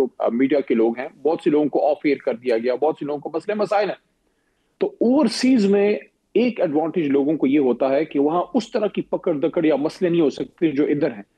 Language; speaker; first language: Urdu; non-native, local second language; Pashto